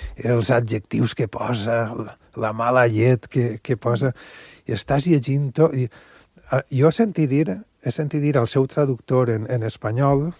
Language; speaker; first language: Catalan; native; Catalan